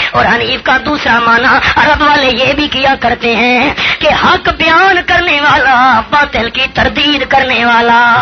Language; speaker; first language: Urdu; non-native, local second language; Pashto